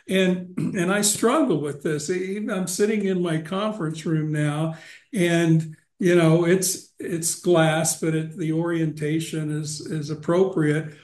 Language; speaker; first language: English; native; English